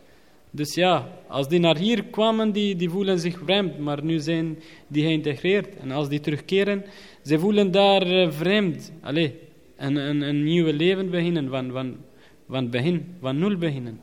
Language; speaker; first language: Dutch; non-native, learner; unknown